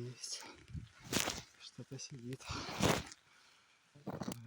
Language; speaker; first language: Russian; native; Russian